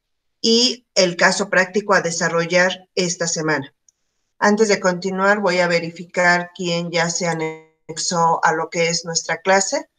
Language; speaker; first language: Spanish; native; Spanish